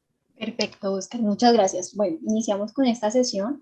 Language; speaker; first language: Spanish; native; Spanish